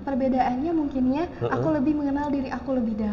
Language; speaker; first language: Indonesian; native; Indonesian